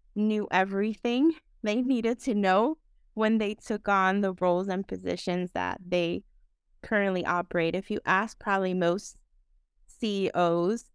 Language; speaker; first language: English; non-native, fluent; Spanish